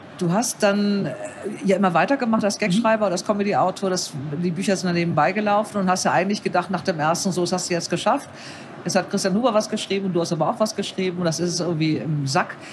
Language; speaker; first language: German; native; German